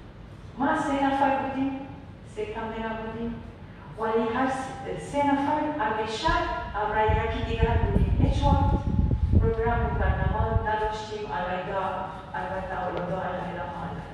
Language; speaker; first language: Persian; non-native, learner; Arabic